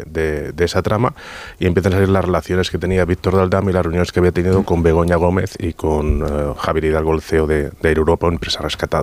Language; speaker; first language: Spanish; native; Spanish